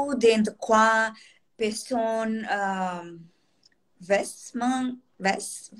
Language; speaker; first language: French; non-native, learner; Portuguese